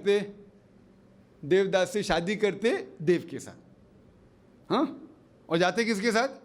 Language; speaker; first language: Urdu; non-native, local second language; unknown